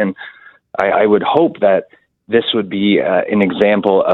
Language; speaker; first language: English; native; English